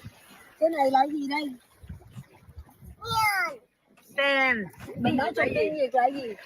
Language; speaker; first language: Vietnamese; early bilingual, heritage; Vietnamese